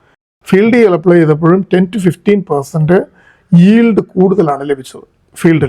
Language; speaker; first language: Malayalam; native; Malayalam